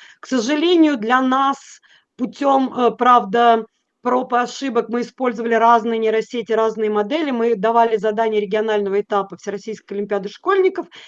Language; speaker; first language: Russian; native; Russian